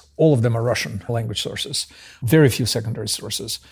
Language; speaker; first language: English; early bilingual, other home language; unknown